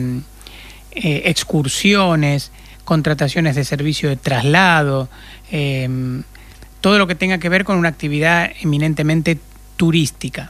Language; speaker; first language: Spanish; native; Spanish